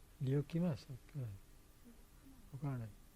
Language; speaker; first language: Japanese; non-native, fluent; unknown